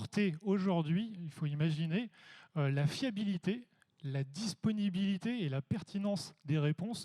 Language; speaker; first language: French; native; French